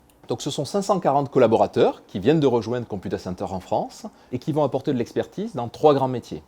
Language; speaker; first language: French; native; French